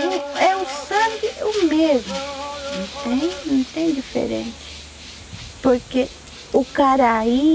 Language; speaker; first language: Portuguese; non-native, local second language; Guarani